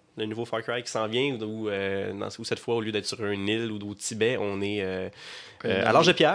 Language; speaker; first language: French; native; French